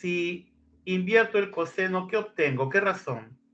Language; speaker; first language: Spanish; native; Spanish